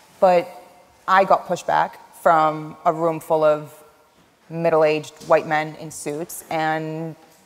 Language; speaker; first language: English; early bilingual, other home language; Arabic